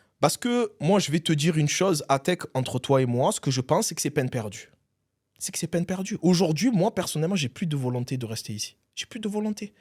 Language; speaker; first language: French; early bilingual, other home language; Arabic